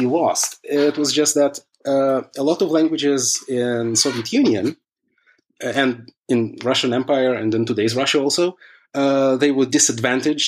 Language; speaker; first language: English; early bilingual, other home language; Russian